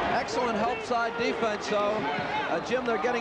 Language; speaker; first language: English; native; English